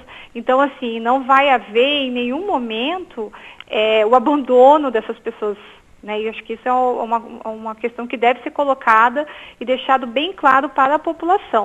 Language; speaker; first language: Portuguese; native; Portuguese